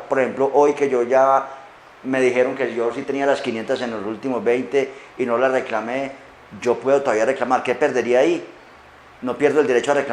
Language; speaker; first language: Spanish; native; Spanish